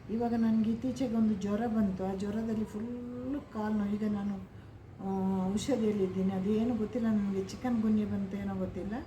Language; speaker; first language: Kannada; non-native, local second language; Malayalam